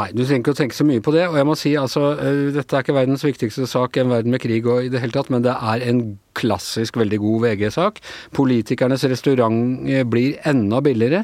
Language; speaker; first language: Norwegian; native; Norwegian